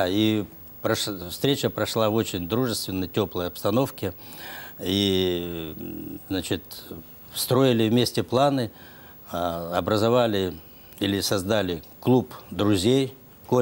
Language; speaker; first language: Russian; native; Russian